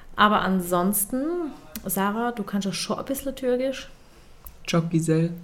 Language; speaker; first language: German; early bilingual, other home language; Turkish